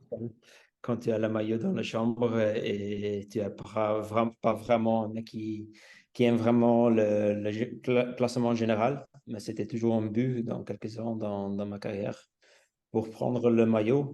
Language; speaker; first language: French; non-native, local second language; Dutch